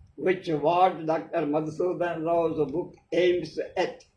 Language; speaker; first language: English; non-native, local second language; Telugu